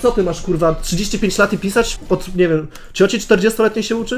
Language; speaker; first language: Polish; native; Polish